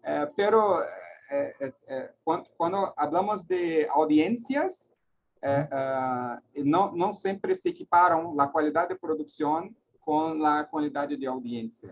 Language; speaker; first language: Spanish; non-native, learner; Portuguese